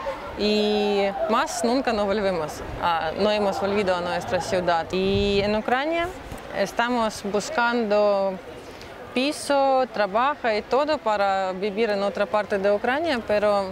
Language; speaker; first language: Spanish; non-native, learner; Russian